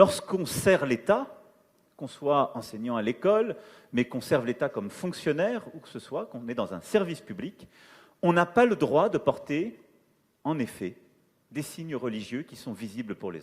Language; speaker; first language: French; native; French